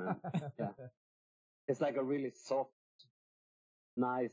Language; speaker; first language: English; non-native, fluent; Swedish